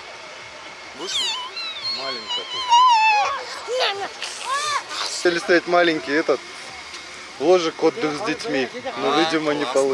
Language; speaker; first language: Russian; native; Russian